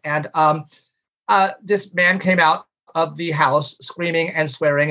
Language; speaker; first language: English; native; English